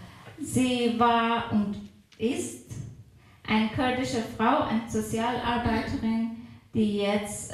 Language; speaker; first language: German; non-native, fluent; Persian